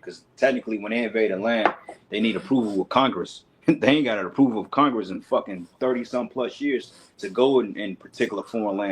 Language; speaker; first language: English; native; English